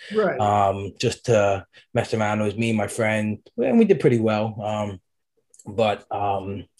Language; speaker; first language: English; native; English